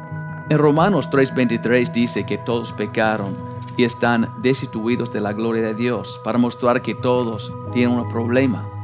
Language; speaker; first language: Spanish; non-native, fluent; English